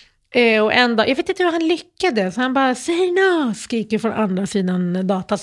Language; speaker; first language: Swedish; early bilingual, other home language; Arabic